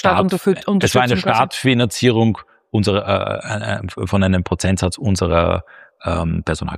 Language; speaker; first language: German; native; German